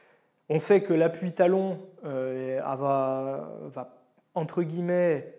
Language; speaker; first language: French; native; French